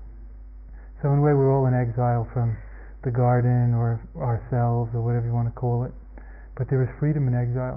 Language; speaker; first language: English; native; English